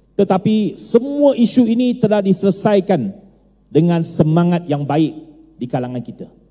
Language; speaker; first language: Malay; non-native, local second language; Chinese